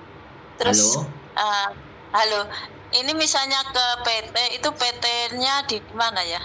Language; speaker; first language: Indonesian; non-native, local second language; Javanese